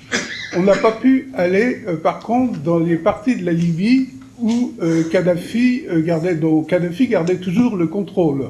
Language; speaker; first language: French; native; French